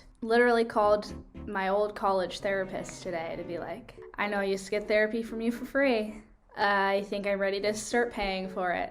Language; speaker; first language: English; native; English